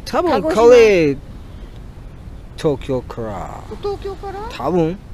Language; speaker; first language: Japanese; non-native, learner; English